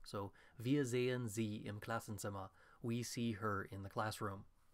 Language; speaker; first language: German; non-native, fluent; English